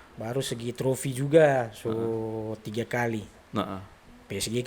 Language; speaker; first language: Indonesian; non-native, local second language; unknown